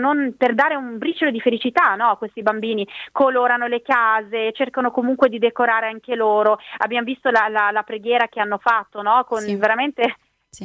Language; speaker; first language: Italian; native; Italian